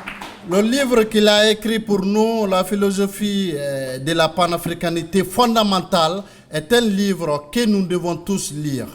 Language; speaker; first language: French; non-native, local second language; Mandingo